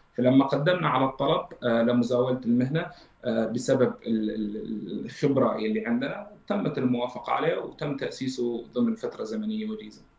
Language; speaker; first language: Arabic; native; Arabic